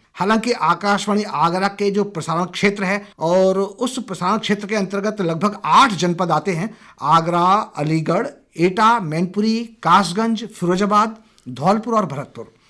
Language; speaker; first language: Hindi; native; Hindi